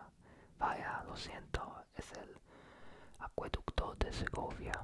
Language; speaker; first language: Spanish; non-native, learner; Polish